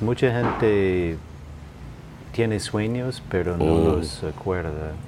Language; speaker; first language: Spanish; non-native, fluent; English